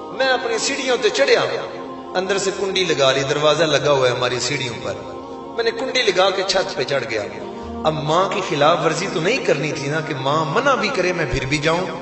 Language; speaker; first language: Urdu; non-native, local second language; Punjabi